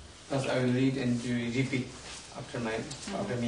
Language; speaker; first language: English; non-native, learner; Tibetan